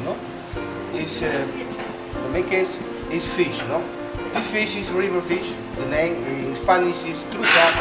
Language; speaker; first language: English; non-native, learner; Spanish